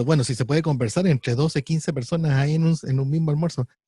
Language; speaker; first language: Spanish; native; Spanish